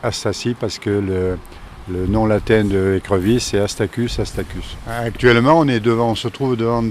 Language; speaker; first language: French; native; French